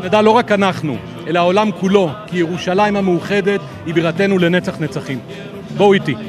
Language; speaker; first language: Hebrew; native; Hebrew